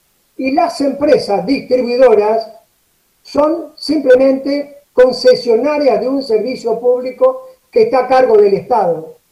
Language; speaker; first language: Spanish; native; Spanish